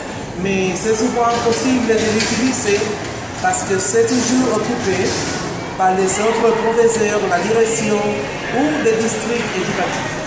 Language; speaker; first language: French; non-native, fluent; Spanish